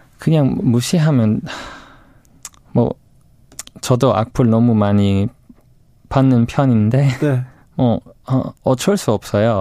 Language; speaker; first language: Korean; non-native, fluent; English